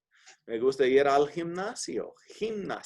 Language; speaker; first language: Spanish; non-native, fluent; English